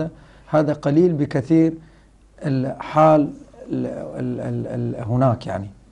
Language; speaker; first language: Arabic; non-native, fluent; Rohingya